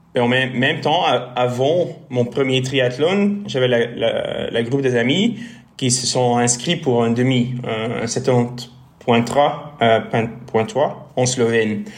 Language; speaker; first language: French; non-native, fluent; Dutch